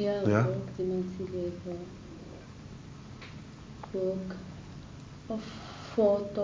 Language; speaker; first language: Dutch; non-native, learner; Arabic